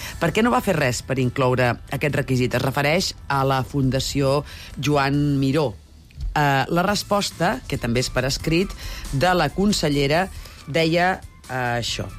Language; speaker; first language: Catalan; native; Catalan